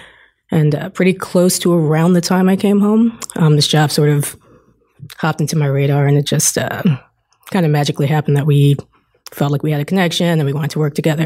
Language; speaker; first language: English; native; English